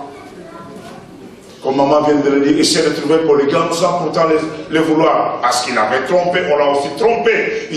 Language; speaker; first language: French; non-native, local second language; Lingala